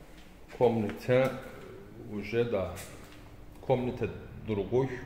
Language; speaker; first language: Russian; non-native, learner; Turkish